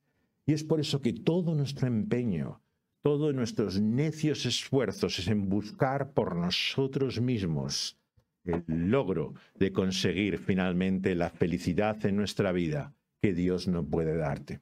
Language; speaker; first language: Spanish; native; Spanish